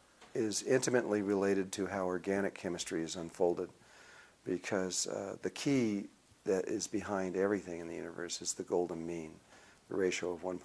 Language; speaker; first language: English; native; English